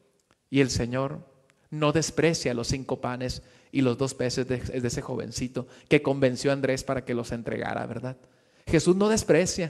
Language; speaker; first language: Spanish; native; Spanish